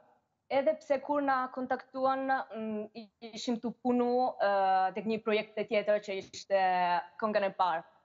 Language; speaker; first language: Albanian; early bilingual, heritage; Albanian